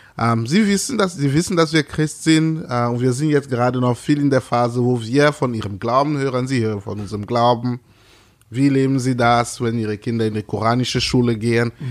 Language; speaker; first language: German; non-native, fluent; French